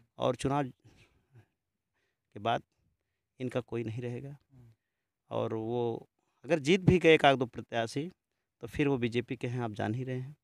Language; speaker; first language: Hindi; native; Hindi